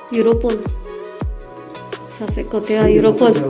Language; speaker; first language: French; non-native, learner; Marathi